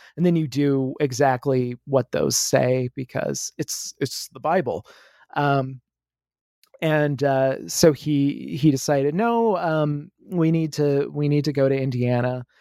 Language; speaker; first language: English; native; English